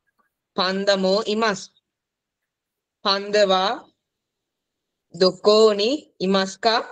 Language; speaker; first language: Japanese; non-native, learner; Sinhala